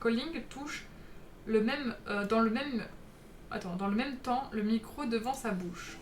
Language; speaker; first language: French; native; French